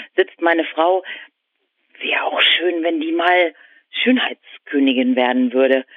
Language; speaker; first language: German; native; German